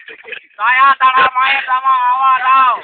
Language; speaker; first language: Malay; non-native, local second language; Tamil